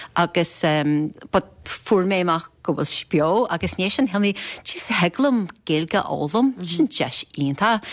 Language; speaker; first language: Irish; non-native, fluent; English